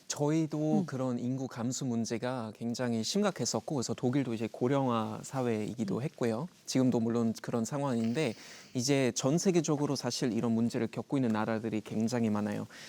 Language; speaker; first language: Korean; non-native, fluent; German